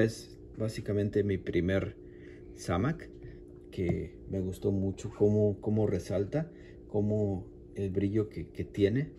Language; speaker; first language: Spanish; native; Spanish